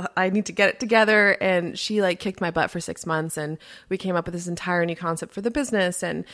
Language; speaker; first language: English; early bilingual, other home language; Spanish